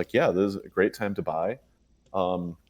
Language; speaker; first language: English; native; English